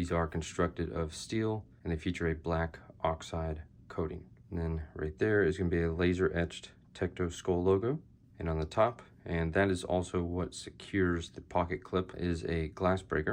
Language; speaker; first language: English; native; English